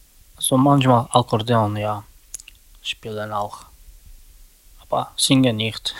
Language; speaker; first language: German; non-native, learner; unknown